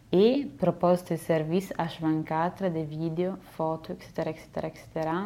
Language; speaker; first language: French; non-native, fluent; Italian